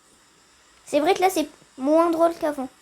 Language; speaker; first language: French; native; French